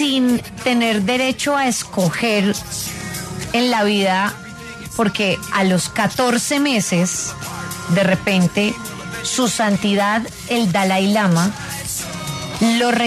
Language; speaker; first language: Spanish; native; Spanish